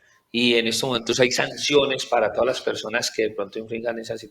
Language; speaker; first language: Spanish; native; Spanish